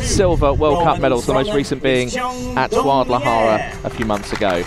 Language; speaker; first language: English; native; English